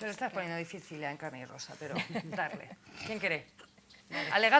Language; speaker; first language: Spanish; native; Spanish